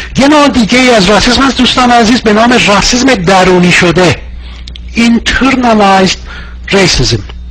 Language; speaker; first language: Persian; non-native, local second language; Azerbaijani